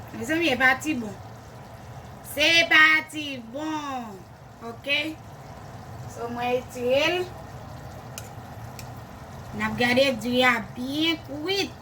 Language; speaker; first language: French; non-native, learner; Haitian Creole